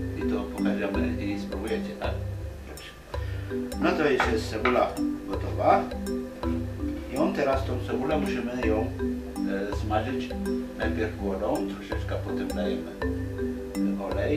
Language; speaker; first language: Polish; non-native, fluent; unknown